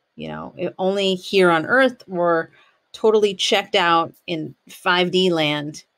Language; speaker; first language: English; native; English